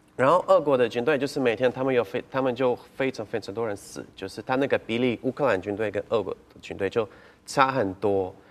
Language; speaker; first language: Chinese; non-native, fluent; Ukrainian